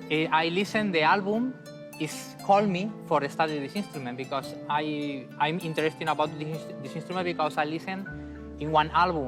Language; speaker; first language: English; non-native, learner; Spanish